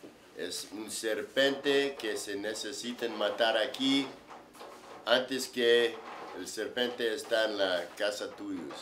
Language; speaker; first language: Spanish; non-native, learner; English